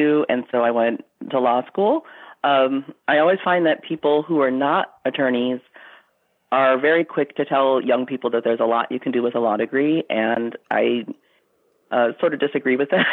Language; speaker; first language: English; native; English